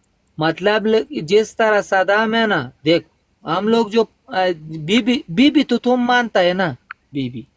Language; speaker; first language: Hindi; non-native, local second language; Pashto